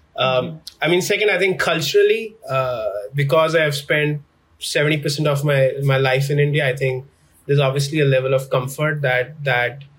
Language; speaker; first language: English; non-native, local second language; Hindi